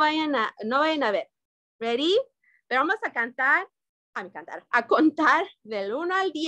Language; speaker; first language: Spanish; early bilingual, other home language; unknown